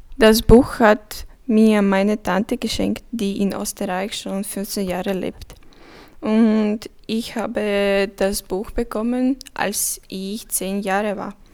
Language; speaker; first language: German; non-native, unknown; Ukrainian